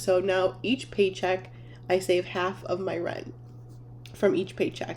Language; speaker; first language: English; native; English